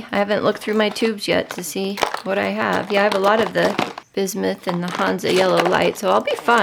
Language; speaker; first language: English; native; English